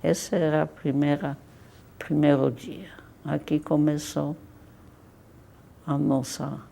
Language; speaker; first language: Portuguese; non-native, fluent; Polish